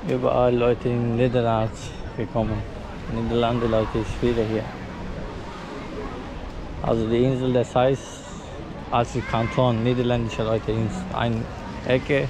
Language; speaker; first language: German; non-native, learner; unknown